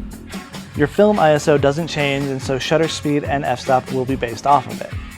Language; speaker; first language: English; native; English